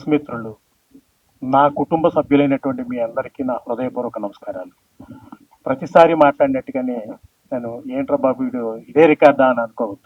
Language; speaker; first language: Telugu; native; Telugu